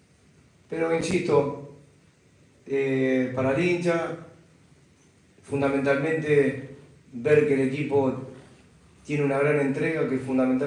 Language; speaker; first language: Spanish; native; Spanish